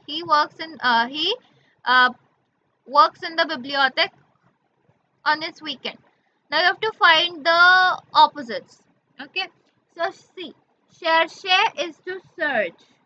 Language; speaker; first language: English; non-native, local second language; Hindi